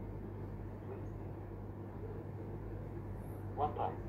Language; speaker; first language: English; non-native, learner; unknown